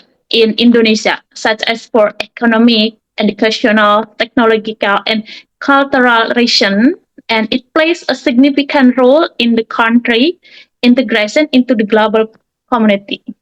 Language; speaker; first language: English; non-native, learner; Indonesian